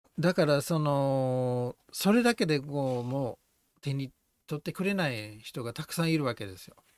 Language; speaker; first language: Japanese; non-native, fluent; English